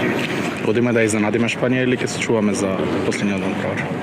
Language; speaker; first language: Macedonian; native; Macedonian